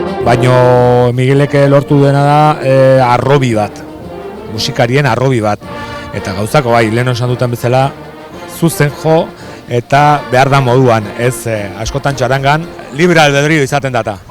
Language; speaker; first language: Basque; native; Basque